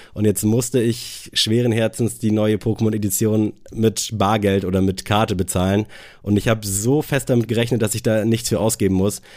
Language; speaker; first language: German; native; German